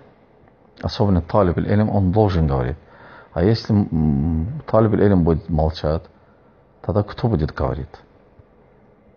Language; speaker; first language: Russian; non-native, fluent; Azerbaijani